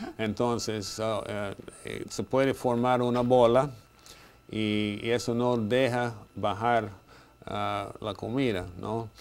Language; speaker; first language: Spanish; non-native, fluent; English